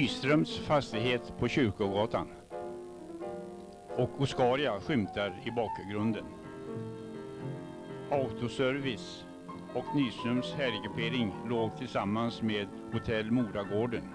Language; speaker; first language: Swedish; native; Swedish